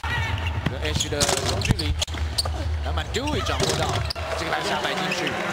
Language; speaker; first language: Chinese; native; Chinese